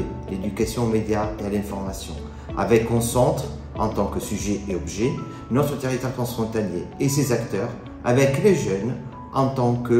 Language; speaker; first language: French; non-native, fluent; Italian